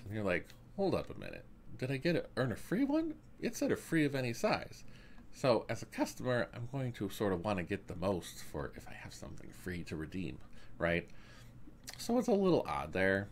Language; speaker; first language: English; native; English